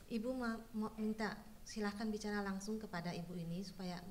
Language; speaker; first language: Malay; non-native, fluent; English